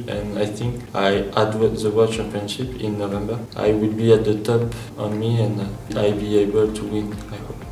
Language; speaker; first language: English; non-native, fluent; French